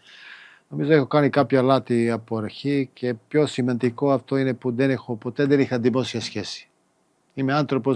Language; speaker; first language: Greek; non-native, fluent; Serbian